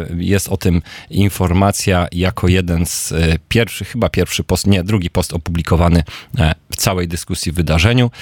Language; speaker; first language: Polish; native; Polish